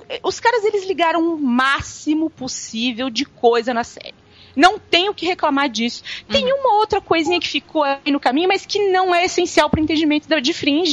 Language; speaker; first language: Portuguese; native; Portuguese